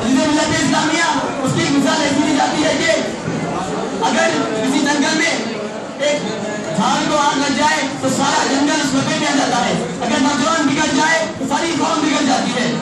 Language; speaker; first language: Urdu; native; Urdu